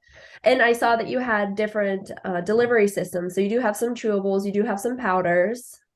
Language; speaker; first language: English; native; English